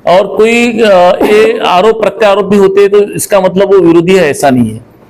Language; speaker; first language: Hindi; non-native, local second language; Marathi